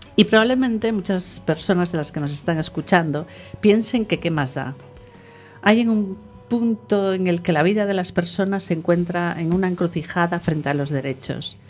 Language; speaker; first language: Spanish; native; Spanish